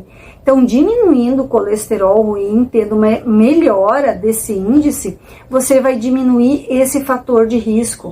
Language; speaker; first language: Portuguese; native; Portuguese